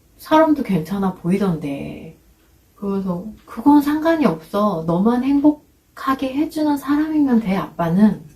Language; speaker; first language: Korean; native; Korean